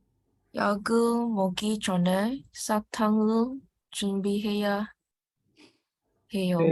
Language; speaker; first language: Korean; non-native, learner; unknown